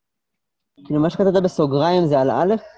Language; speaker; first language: Hebrew; native; Hebrew